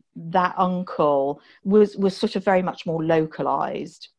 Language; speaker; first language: English; native; English